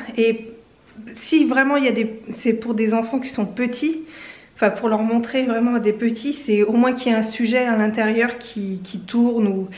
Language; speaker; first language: French; native; French